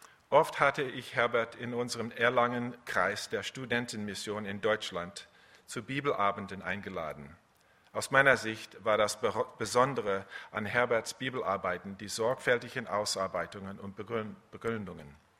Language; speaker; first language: German; early bilingual, other home language; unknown